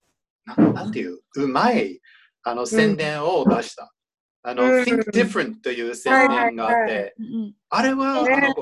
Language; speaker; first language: Japanese; non-native, fluent; English